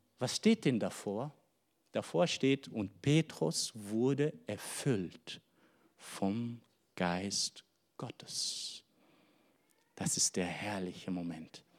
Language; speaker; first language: German; non-native, fluent; Arabic